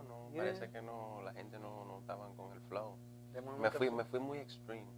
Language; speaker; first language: Spanish; early bilingual, heritage; Spanish